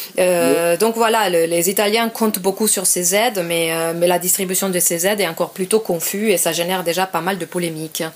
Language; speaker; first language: French; non-native, fluent; Italian